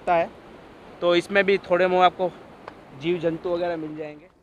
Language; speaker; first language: Hindi; non-native, local second language; Gujarati